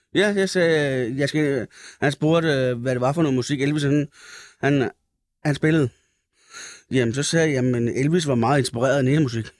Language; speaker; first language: Danish; native; Danish